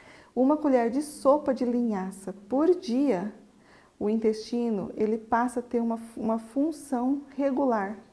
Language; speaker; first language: Portuguese; native; Portuguese